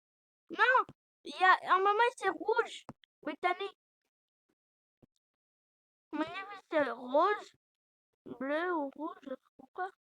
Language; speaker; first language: French; native; French